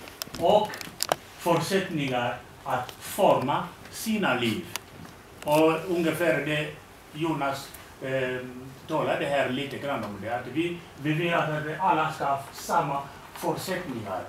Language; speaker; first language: Swedish; non-native, fluent; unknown